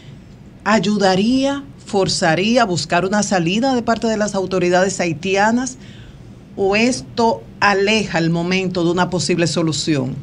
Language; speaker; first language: Spanish; native; Spanish